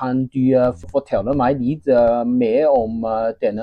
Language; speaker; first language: Norwegian; non-native, learner; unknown